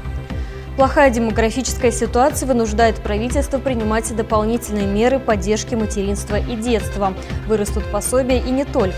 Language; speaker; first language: Russian; native; Russian